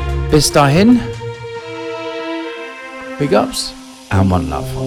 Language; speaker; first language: English; native; English